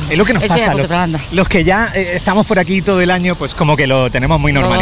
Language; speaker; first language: Spanish; native; Spanish